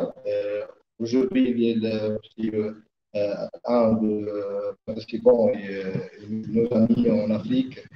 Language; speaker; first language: French; non-native, learner; Arabic